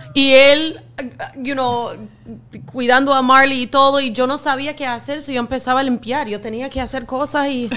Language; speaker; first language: Spanish; non-native, fluent; English